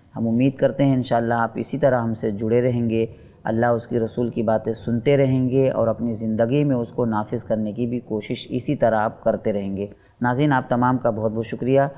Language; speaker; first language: Urdu; native; Urdu